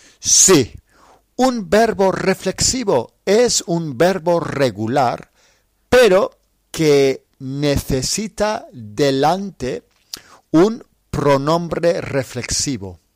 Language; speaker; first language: Spanish; non-native, fluent; English